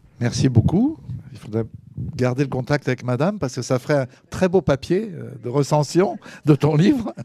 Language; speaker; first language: French; native; French